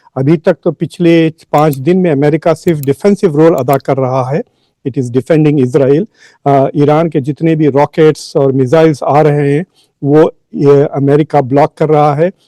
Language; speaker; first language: Urdu; native; Urdu